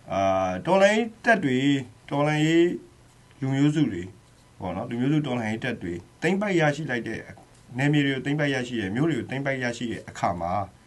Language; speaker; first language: Burmese; native; Burmese